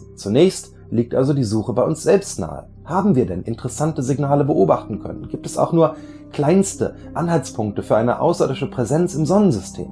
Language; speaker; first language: German; native; German